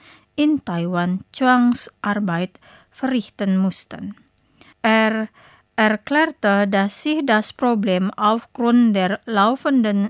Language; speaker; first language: German; non-native, fluent; Indonesian